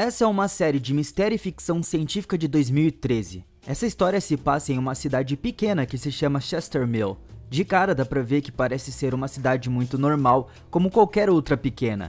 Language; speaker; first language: Portuguese; native; Portuguese